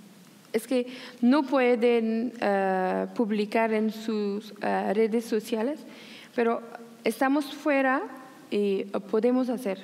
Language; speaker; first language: Spanish; non-native, learner; Persian